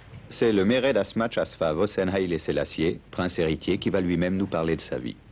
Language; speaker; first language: French; native; French